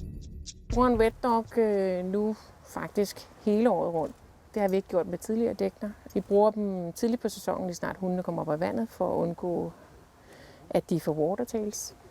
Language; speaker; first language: Danish; native; Danish